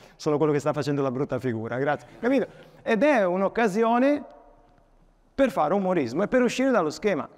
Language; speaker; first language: Italian; native; Italian